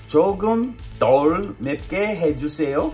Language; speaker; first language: Korean; non-native, learner; English